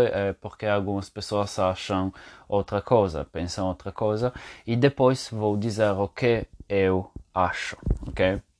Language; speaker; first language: Portuguese; non-native, fluent; Italian